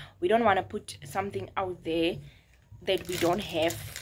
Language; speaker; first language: English; non-native, local second language; Afrikaans